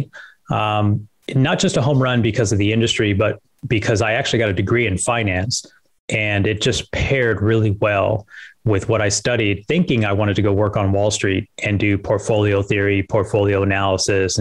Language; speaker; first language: English; native; English